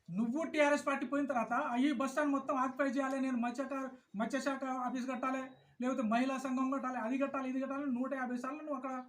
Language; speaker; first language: Telugu; non-native, local second language; Lambadi